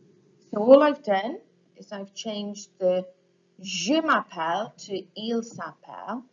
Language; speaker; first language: French; non-native, fluent; English